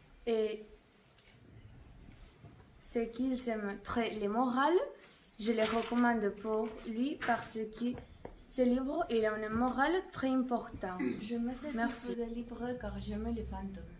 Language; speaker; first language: French; non-native, learner; Catalan